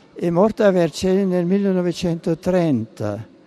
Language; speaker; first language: Italian; non-native, fluent; German